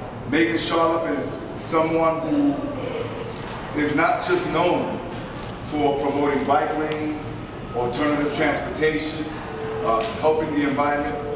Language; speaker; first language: English; early bilingual, other home language; Spanish